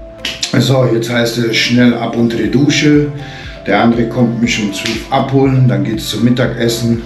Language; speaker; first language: German; native; German